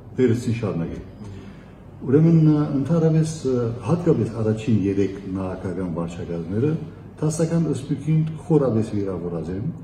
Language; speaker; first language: Armenian; early bilingual, heritage; Armenian